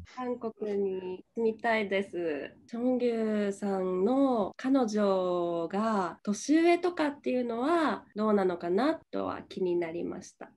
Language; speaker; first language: Japanese; native; Japanese